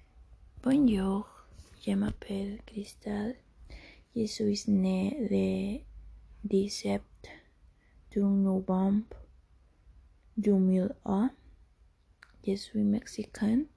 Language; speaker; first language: French; non-native, learner; Spanish